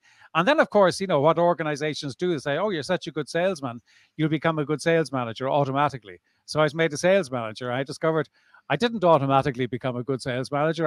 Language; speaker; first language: English; native; English